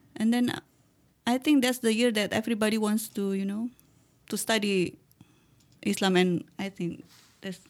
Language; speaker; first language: English; non-native, learner; Indonesian